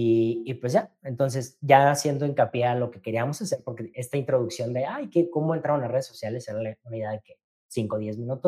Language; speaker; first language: Spanish; native; Spanish